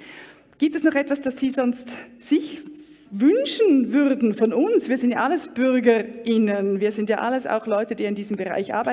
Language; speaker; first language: German; native; German